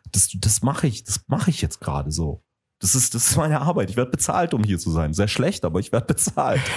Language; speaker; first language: German; early bilingual, other home language; Russian